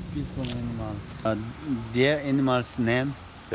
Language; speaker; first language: English; non-native, learner; Tibetan